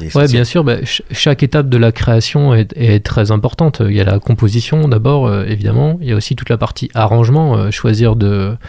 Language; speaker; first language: French; native; French